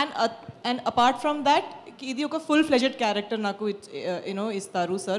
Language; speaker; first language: Telugu; non-native, fluent; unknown